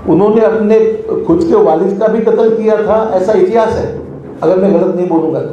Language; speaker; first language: Hindi; non-native, local second language; Marathi